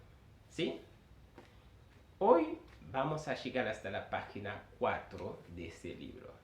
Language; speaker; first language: Spanish; non-native, fluent; Haitian Creole